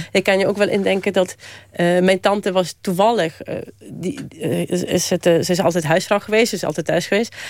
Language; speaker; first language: Dutch; early bilingual, other home language; Polish